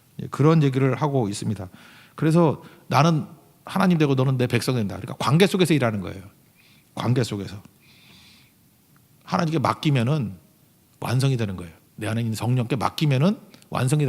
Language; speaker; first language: Korean; native; Korean